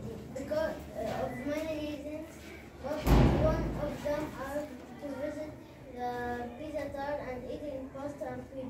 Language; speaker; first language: English; non-native, learner; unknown